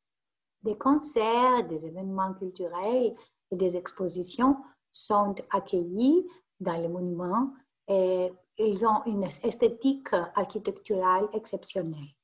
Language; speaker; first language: French; non-native, fluent; Greek